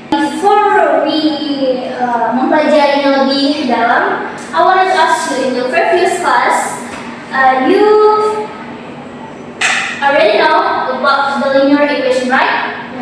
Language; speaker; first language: English; non-native, learner; Indonesian